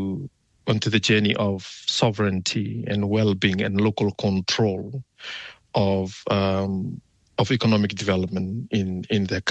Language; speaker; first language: English; non-native, fluent; Fijian